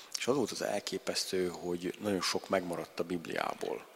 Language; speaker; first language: Hungarian; native; Hungarian